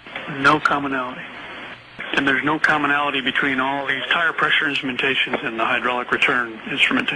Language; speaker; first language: English; native; English